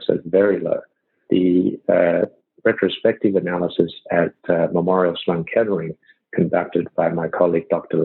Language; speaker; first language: English; native; English